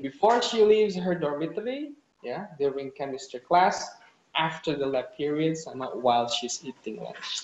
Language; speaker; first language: English; non-native, fluent; Indonesian